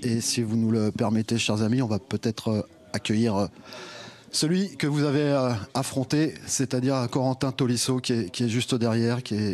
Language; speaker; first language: French; native; French